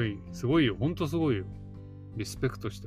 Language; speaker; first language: Japanese; native; Japanese